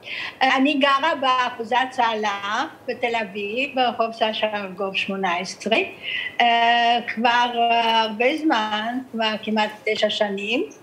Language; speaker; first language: Hebrew; early bilingual, other home language; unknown